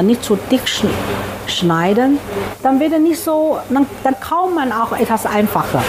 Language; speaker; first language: German; non-native, fluent; Chinese